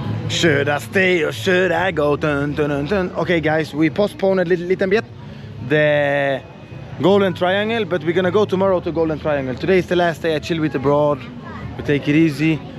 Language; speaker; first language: English; non-native, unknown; Swedish